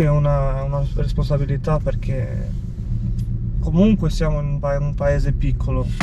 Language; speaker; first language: Italian; non-native, fluent; Albanian